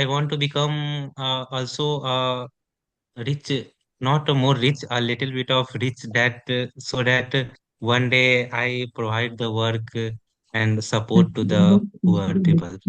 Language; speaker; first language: English; non-native, learner; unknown